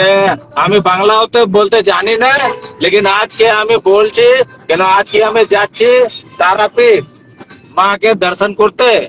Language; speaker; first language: Bangla; non-native, learner; Hindi